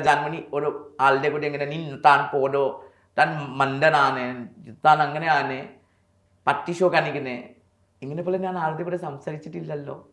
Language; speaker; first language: Malayalam; non-native, learner; Assamese